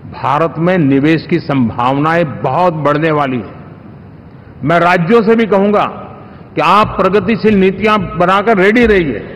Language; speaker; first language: Hindi; non-native, local second language; Gujarati